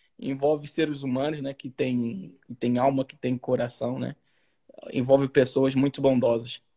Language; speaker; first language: Portuguese; native; Portuguese